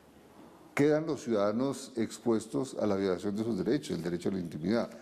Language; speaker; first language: Spanish; native; Spanish